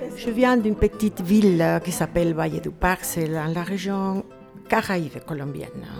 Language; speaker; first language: French; non-native, fluent; Spanish